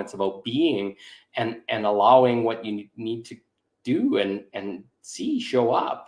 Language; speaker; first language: English; native; English